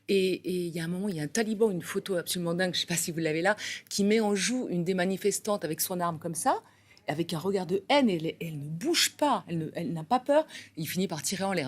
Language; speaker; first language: French; native; French